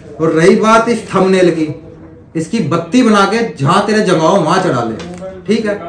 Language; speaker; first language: Hindi; native; Hindi